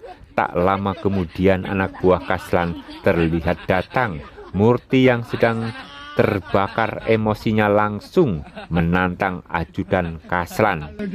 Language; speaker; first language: Indonesian; native; Indonesian